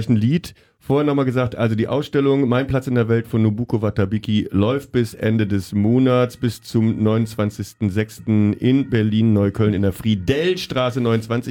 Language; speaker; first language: German; native; German